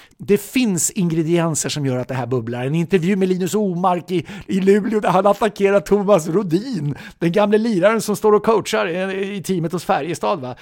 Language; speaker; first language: Swedish; native; Swedish